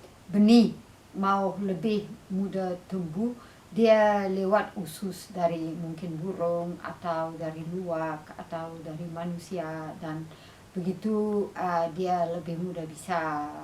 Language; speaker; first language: Indonesian; non-native, fluent; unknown